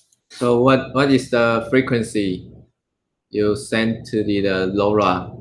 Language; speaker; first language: English; non-native, learner; Chinese